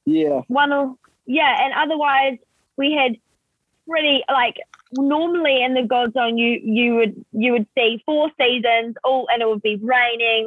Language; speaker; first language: English; native; English